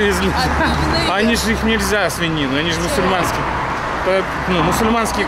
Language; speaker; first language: Russian; native; Russian